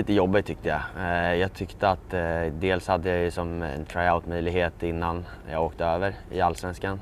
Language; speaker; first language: Swedish; native; Swedish